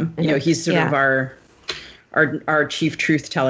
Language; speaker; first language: English; native; English